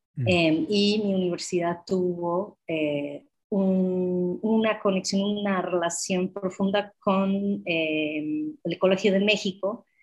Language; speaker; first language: Spanish; non-native, fluent; English